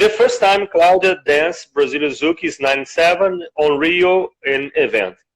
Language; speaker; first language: English; non-native, learner; Portuguese